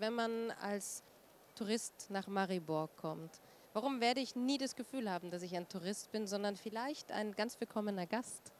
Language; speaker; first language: German; native; German